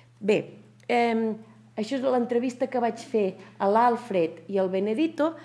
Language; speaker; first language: Catalan; native; Catalan